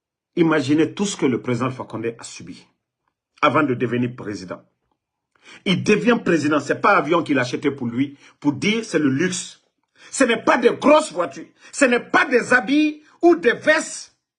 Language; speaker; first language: French; non-native, local second language; Mandingo